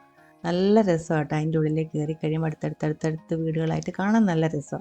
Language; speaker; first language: Malayalam; native; Malayalam